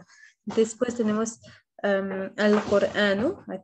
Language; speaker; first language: Spanish; non-native, fluent; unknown